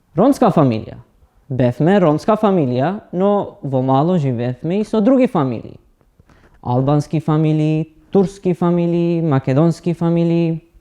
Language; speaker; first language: Macedonian; non-native, local second language; Romany